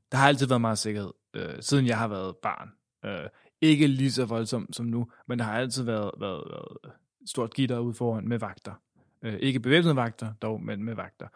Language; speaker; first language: Danish; native; Danish